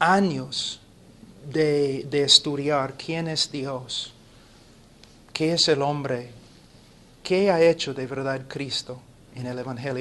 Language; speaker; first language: Spanish; non-native, fluent; English